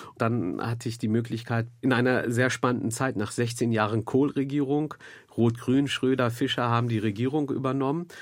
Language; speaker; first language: German; early bilingual, other home language; Turkish